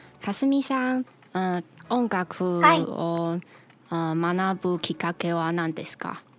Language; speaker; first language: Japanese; non-native, learner; Chinese